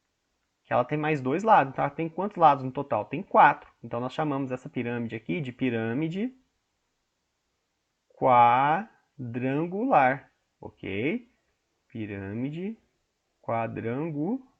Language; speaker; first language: Portuguese; native; Portuguese